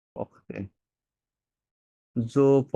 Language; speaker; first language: French; non-native, learner; Bangla